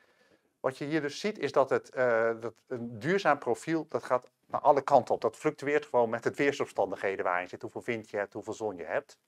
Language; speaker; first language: Dutch; native; Dutch